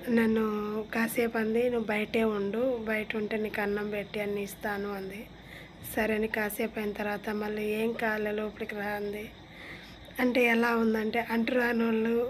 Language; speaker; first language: Telugu; non-native, local second language; Lambadi